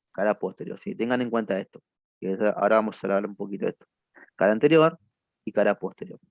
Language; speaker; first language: Spanish; native; Spanish